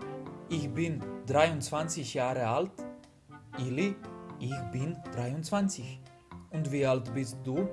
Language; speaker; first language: German; non-native, fluent; Serbian